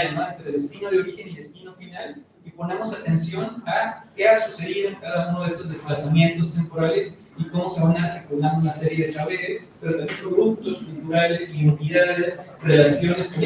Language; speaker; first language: Spanish; native; Spanish